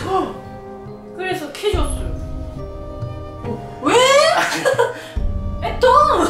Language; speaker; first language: Korean; non-native, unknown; Japanese